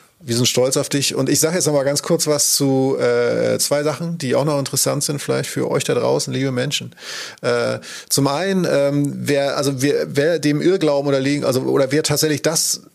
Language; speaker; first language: German; native; German